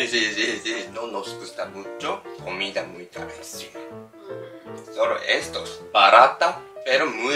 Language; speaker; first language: Spanish; non-native, learner; Japanese